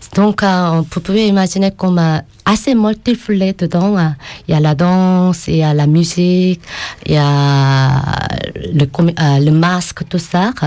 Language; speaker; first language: French; non-native, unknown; Korean